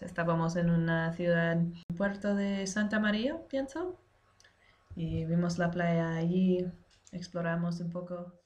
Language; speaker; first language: Spanish; non-native, learner; English